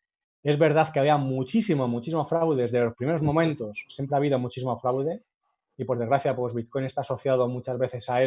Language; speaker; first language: Spanish; native; Spanish